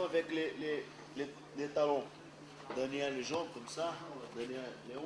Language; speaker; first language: French; non-native, learner; Portuguese